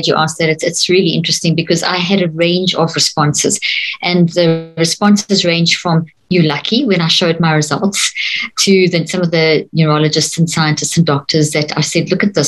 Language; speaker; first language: English; native; English